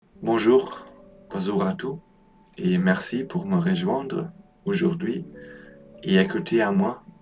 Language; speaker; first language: French; non-native, learner; Polish